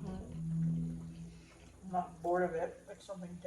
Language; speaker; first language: English; native; English